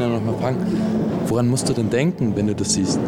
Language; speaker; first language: German; native; German